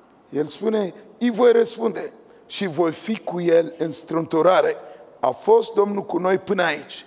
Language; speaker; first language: Romanian; non-native, fluent; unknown